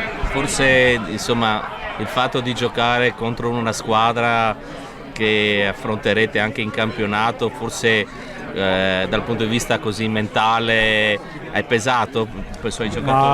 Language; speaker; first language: Italian; native; Italian